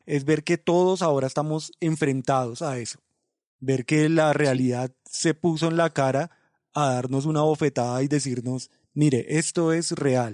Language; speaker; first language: Spanish; native; Spanish